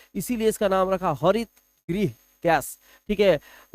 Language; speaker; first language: Hindi; native; Hindi